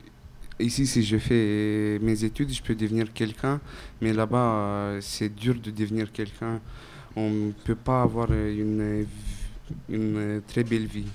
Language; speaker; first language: French; non-native, fluent; Romanian